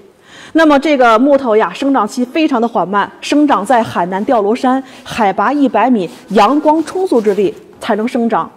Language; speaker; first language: Chinese; native; Chinese